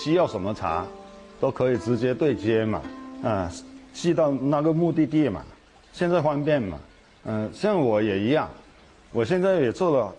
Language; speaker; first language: Chinese; native; Chinese